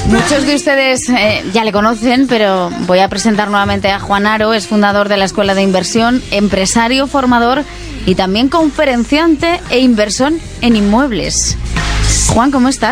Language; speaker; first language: Spanish; native; Spanish